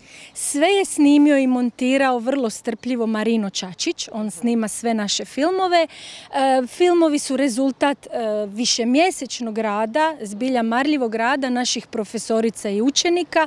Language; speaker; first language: Croatian; native; Croatian